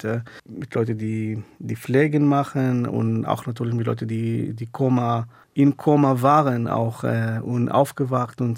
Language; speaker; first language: German; non-native, fluent; Hebrew